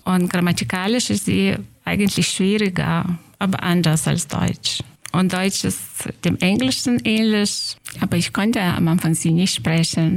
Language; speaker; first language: German; non-native, fluent; Lithuanian